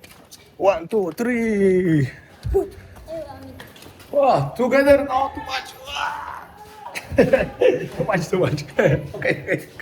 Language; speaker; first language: English; non-native, learner; Polish